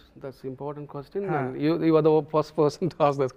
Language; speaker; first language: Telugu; non-native, learner; Tamil